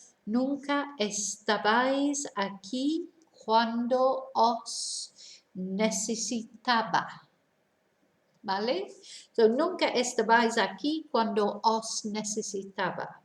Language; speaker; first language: Spanish; non-native, fluent; English